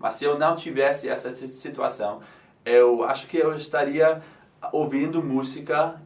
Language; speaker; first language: Portuguese; non-native, fluent; English